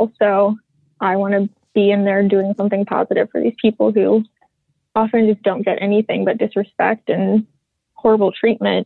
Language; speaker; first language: English; native; English